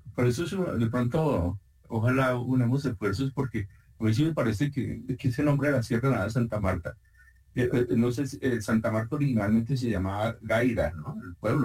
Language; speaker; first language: Spanish; native; Spanish